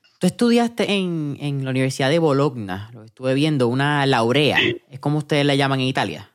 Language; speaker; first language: Spanish; native; Spanish